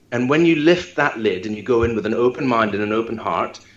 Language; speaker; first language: English; native; English